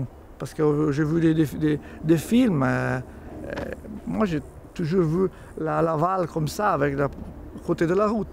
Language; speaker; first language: French; non-native, local second language; Italian